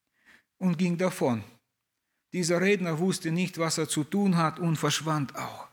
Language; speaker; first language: German; non-native, fluent; Russian